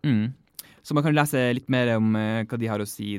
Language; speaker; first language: Norwegian; native; Norwegian